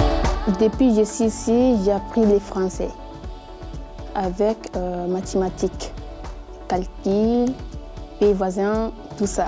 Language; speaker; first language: French; non-native, learner; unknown